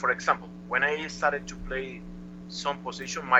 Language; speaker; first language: English; non-native, learner; Spanish